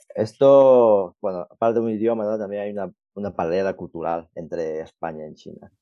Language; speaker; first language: Spanish; non-native, fluent; Chinese